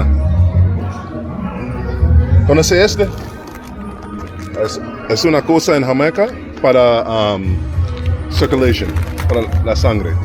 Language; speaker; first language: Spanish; non-native, learner; English